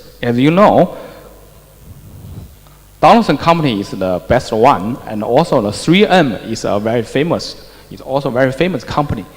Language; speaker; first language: English; non-native, fluent; Chinese